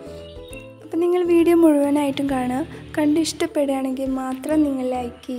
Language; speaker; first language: Malayalam; native; Malayalam